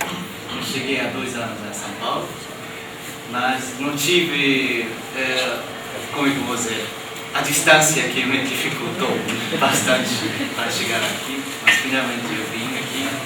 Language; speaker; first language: Portuguese; non-native, fluent; Japanese